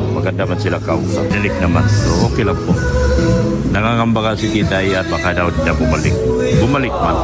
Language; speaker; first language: Filipino; non-native, local second language; Cebuano